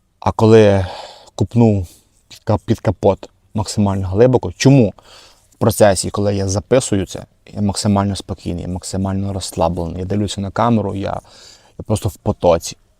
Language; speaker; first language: Ukrainian; non-native, local second language; Russian